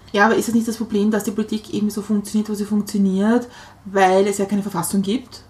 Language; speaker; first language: German; native; German